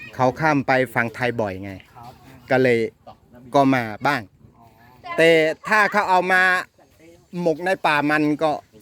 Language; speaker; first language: Thai; native; Thai